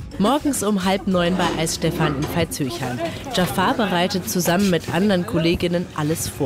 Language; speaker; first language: German; native; German